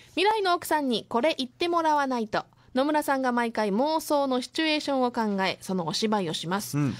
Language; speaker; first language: Japanese; native; Japanese